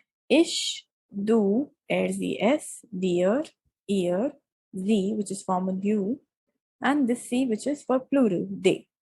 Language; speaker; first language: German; non-native, fluent; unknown